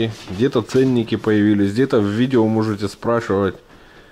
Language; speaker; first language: Russian; native; Russian